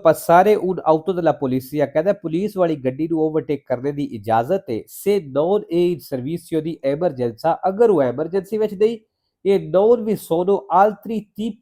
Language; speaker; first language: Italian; non-native, fluent; Punjabi